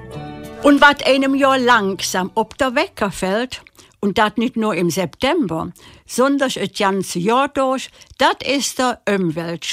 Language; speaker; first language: German; native; German